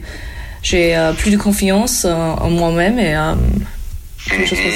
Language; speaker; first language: French; non-native, learner; German